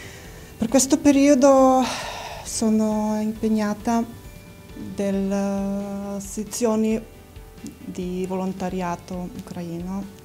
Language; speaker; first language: Italian; non-native, learner; Ukrainian